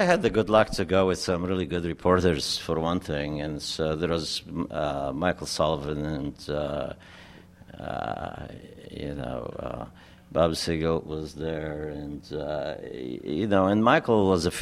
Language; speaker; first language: English; non-native, fluent; German